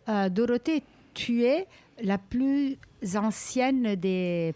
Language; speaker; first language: French; native; French